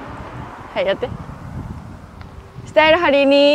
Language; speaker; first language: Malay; non-native, learner; Japanese